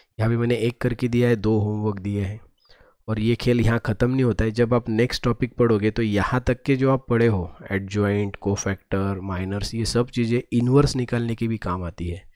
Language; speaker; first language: Hindi; non-native, local second language; Marathi